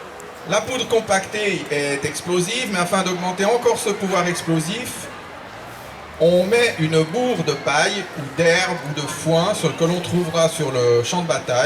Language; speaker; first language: French; native; French